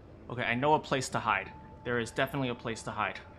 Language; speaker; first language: English; native; English